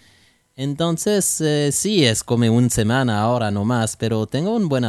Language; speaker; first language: Spanish; non-native, learner; French